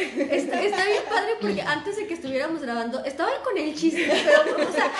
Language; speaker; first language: Spanish; native; Spanish